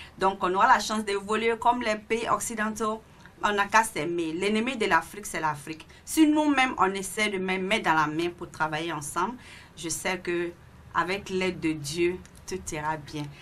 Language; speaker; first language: French; non-native, local second language; Mandingo